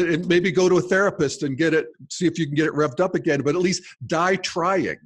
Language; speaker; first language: English; native; English